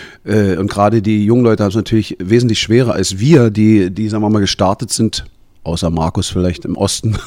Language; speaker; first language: German; native; German